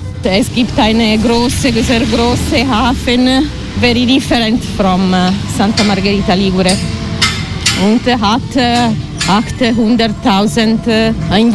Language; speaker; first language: German; non-native, learner; Italian